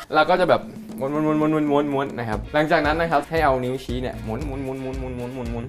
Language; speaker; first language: Thai; native; Thai